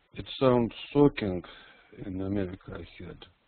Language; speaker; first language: English; non-native, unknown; Russian